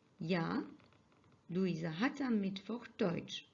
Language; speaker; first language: German; non-native, fluent; Turkish